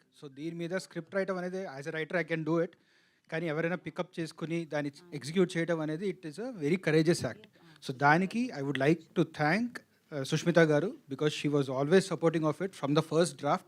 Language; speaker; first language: Telugu; native; Telugu